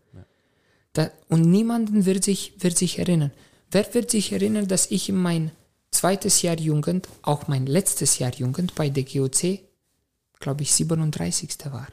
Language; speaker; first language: German; non-native, fluent; Romanian